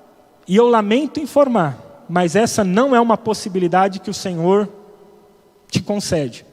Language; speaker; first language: Portuguese; native; Portuguese